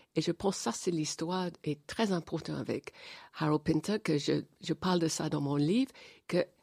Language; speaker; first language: French; non-native, fluent; English